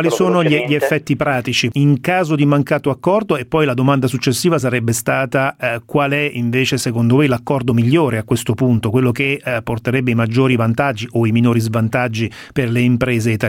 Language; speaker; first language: Italian; native; Italian